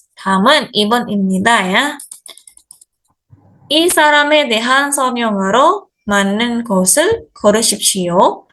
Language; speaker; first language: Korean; non-native, fluent; Indonesian